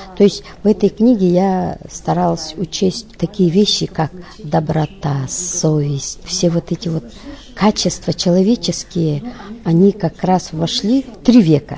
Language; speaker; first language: Russian; non-native, local second language; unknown